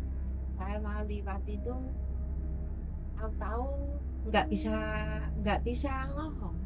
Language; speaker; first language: Indonesian; non-native, local second language; Javanese